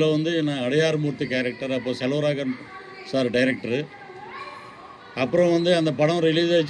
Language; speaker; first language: Tamil; non-native, local second language; Telugu